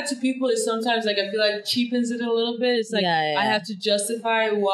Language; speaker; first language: English; non-native, fluent; Danish